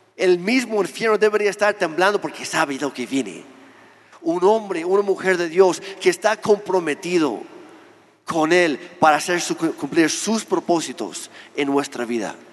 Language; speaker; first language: Spanish; non-native, fluent; English